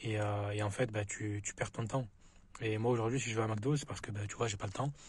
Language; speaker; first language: French; native; French